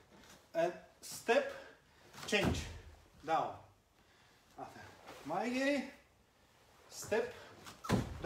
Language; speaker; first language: English; non-native, learner; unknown